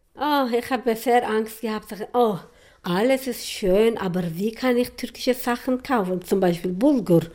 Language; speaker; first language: German; non-native, learner; Turkish